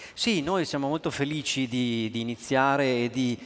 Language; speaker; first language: Italian; native; Italian